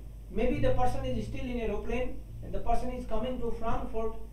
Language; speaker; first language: English; non-native, local second language; Hindi